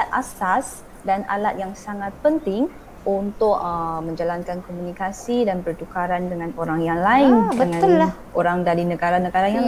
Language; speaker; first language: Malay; non-native, fluent; Chinese